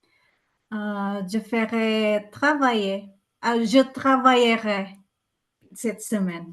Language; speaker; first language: French; non-native, learner; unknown